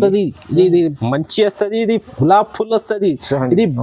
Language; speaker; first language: Telugu; non-native, local second language; Urdu